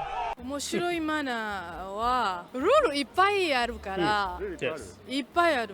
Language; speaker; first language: Japanese; non-native, learner; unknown